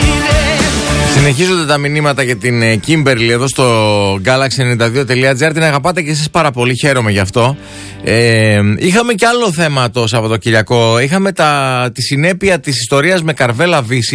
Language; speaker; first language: Greek; native; Greek